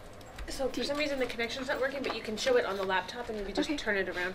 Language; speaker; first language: English; native; English